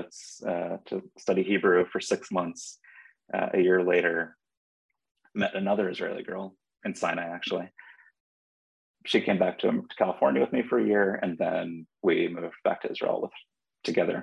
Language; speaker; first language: English; native; English